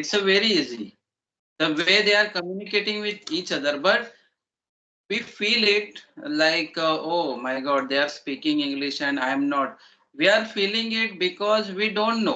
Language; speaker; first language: English; non-native, learner; Marathi